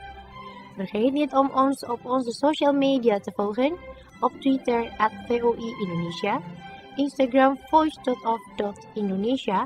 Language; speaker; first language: Dutch; non-native, fluent; Indonesian